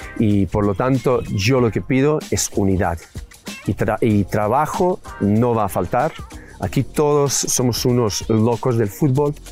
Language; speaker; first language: Spanish; non-native, fluent; Serbian